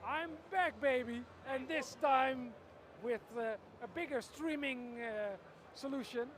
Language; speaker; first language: English; non-native, fluent; Dutch